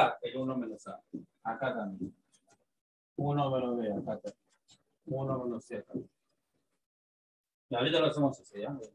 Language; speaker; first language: Spanish; native; Spanish